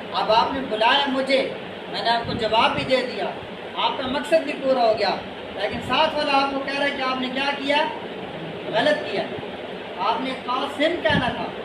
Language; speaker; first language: Urdu; native; Urdu